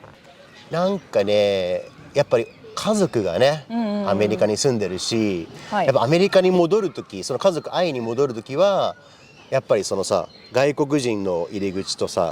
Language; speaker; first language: Japanese; early bilingual, other home language; English